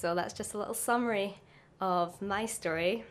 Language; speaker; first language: English; native; English